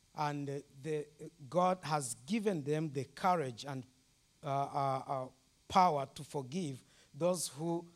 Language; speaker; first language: English; non-native, local second language; Kinyarwanda